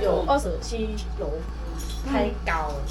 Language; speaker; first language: Chinese; non-native, learner; Thai